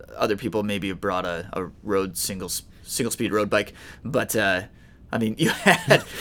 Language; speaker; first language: English; native; English